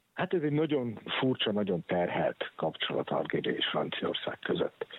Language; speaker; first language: Hungarian; native; Hungarian